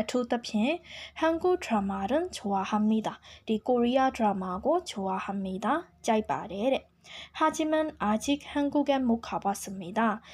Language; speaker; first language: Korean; non-native, fluent; Burmese